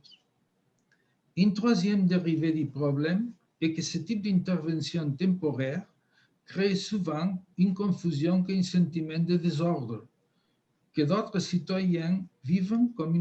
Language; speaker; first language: French; non-native, fluent; Spanish